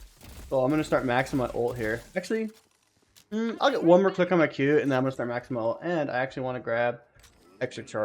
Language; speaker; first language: English; native; English